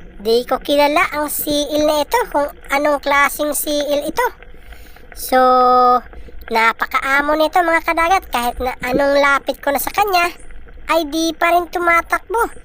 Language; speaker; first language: Filipino; non-native, local second language; Cebuano